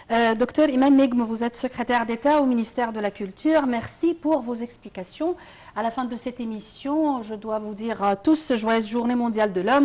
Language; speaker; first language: French; non-native, fluent; Arabic